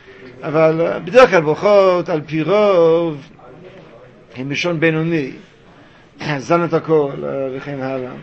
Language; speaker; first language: Hebrew; native; Hebrew